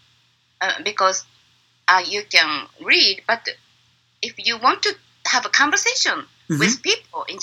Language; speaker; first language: English; non-native, learner; Japanese